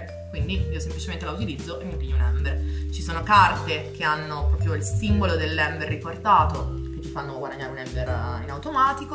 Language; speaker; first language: Italian; native; Italian